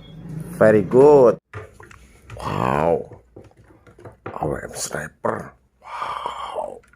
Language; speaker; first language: English; non-native, learner; Indonesian